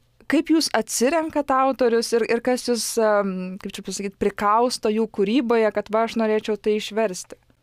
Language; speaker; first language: Lithuanian; native; Lithuanian